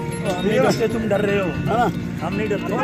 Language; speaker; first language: Hindi; native; Hindi